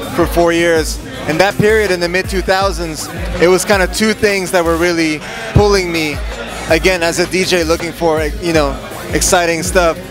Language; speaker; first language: English; native; English